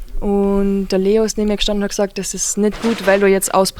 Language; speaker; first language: German; native; German